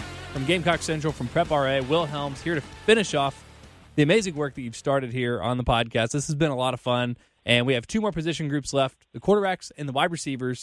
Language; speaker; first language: English; native; English